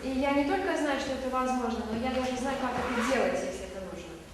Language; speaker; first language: Russian; native; Russian